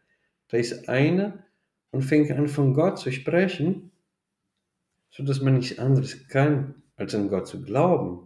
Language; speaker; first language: German; non-native, fluent; Portuguese